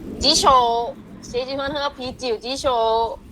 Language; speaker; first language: Chinese; non-native, learner; Thai